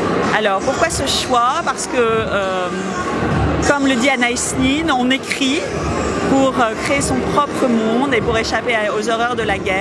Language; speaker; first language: French; native; French